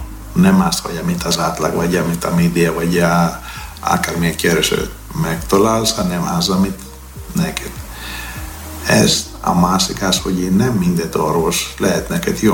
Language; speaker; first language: Hungarian; non-native, fluent; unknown